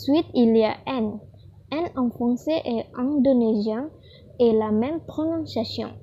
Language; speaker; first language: French; non-native, learner; Indonesian